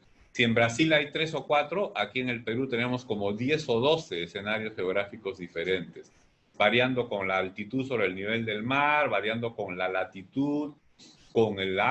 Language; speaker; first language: Spanish; native; Spanish